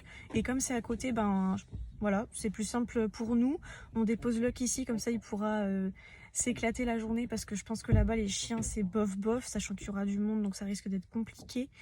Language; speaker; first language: French; native; French